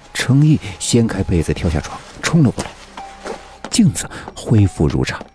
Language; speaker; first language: Chinese; native; Chinese